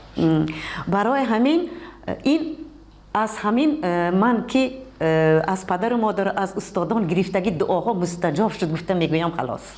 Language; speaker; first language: Tajik; non-native, local second language; Uzbek